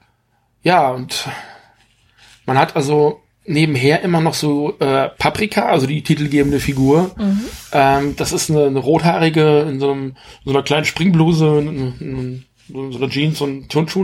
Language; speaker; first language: German; native; German